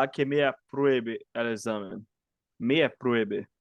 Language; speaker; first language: Spanish; non-native, learner; Portuguese